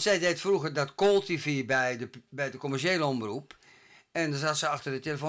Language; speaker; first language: Dutch; native; Dutch